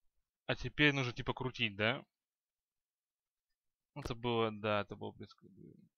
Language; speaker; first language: Russian; native; Russian